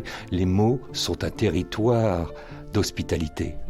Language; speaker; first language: French; native; French